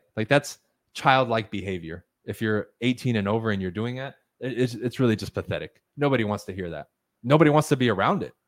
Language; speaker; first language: English; early bilingual, other home language; Spanish